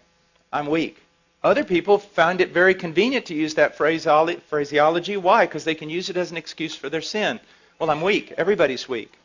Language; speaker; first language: English; native; English